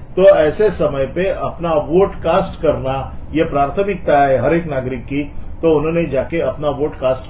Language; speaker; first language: Hindi; non-native, local second language; Marathi